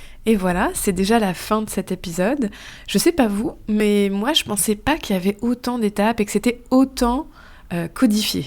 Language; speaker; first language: French; native; French